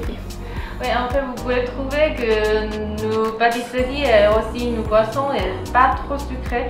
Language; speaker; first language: French; non-native, fluent; Chinese